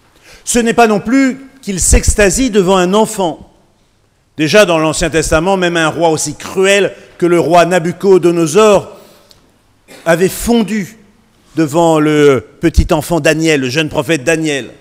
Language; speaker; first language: French; native; French